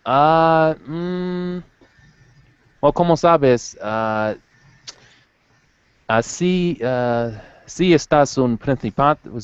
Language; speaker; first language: Spanish; non-native, learner; English